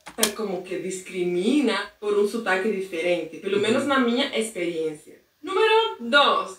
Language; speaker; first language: Portuguese; non-native, fluent; Spanish